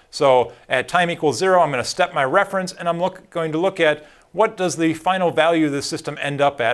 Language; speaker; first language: English; native; English